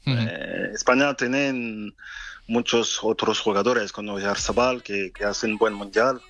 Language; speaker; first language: Spanish; non-native, fluent; French